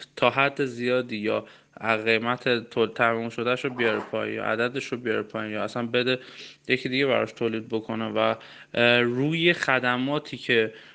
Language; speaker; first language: Persian; non-native, local second language; Armenian